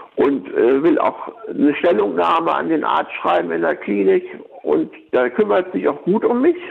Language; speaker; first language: German; native; German